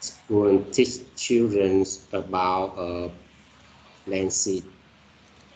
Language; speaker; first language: English; non-native, learner; Vietnamese